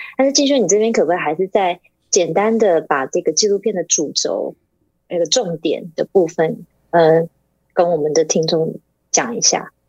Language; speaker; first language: Chinese; native; Chinese